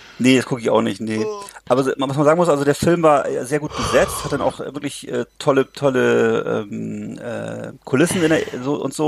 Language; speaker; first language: German; native; German